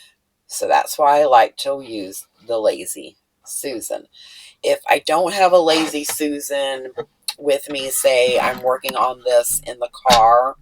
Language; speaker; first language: English; native; English